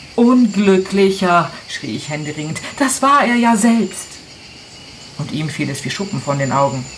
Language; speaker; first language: German; non-native, fluent; Italian